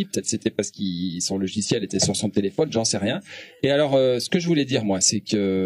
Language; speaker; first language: French; native; French